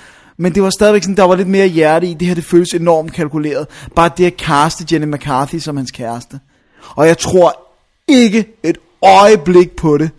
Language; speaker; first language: Danish; native; Danish